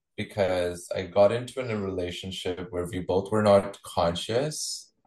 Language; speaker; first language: English; non-native, local second language; Punjabi